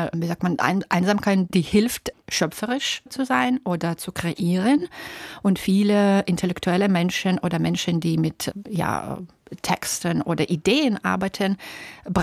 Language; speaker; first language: German; non-native, fluent; Russian